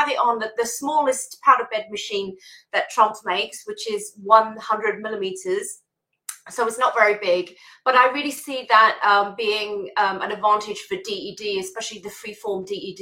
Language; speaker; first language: English; native; English